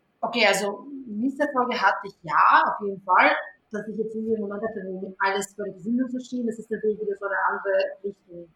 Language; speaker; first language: German; early bilingual, other home language; Serbian